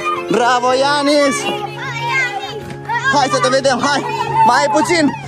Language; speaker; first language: Romanian; native; Romanian